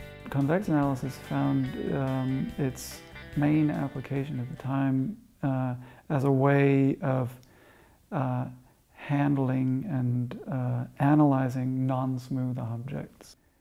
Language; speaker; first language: English; native; English